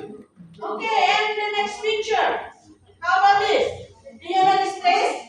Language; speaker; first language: English; non-native, fluent; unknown